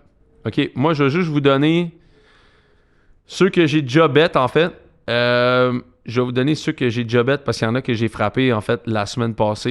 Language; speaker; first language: French; native; French